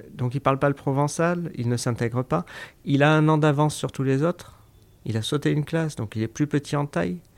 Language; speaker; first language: French; native; French